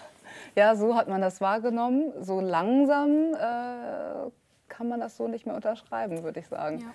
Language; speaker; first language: German; native; German